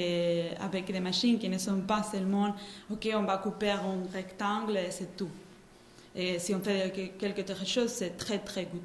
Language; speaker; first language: French; non-native, fluent; Spanish